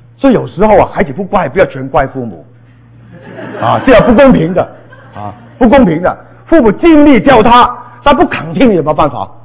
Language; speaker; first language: Chinese; non-native, local second language; Cantonese